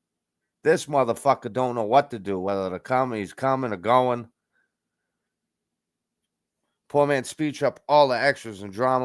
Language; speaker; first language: English; native; English